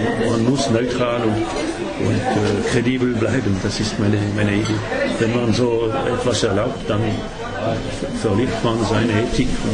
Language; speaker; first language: German; non-native, learner; French